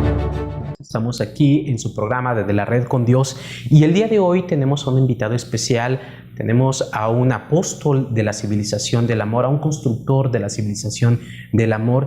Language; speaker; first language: Spanish; native; Spanish